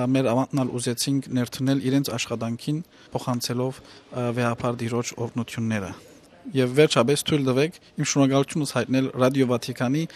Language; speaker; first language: Armenian; native; Armenian